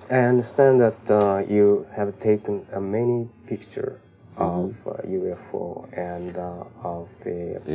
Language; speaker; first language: English; non-native, learner; Japanese